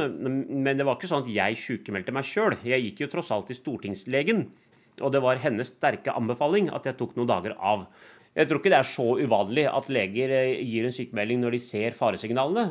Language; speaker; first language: Norwegian; early bilingual, other home language; Punjabi